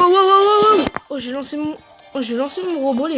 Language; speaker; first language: French; native; French